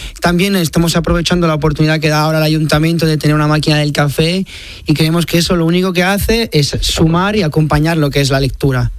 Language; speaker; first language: Spanish; non-native, fluent; Italian